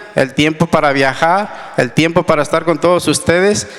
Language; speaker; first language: Spanish; native; Spanish